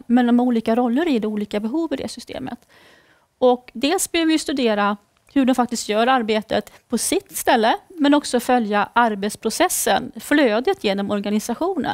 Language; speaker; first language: Swedish; native; Swedish